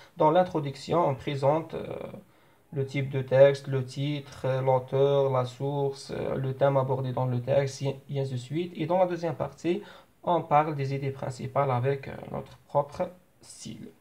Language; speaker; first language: French; non-native, local second language; Arabic